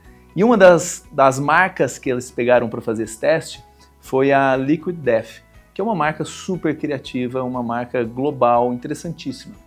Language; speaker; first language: Portuguese; native; Portuguese